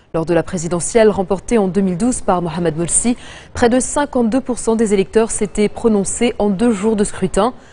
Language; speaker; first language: French; non-native, local second language; Arabic